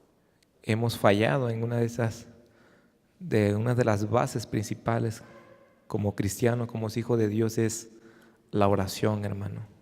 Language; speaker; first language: Spanish; native; Spanish